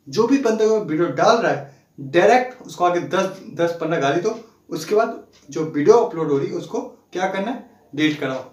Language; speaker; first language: Hindi; non-native, local second language; Bangla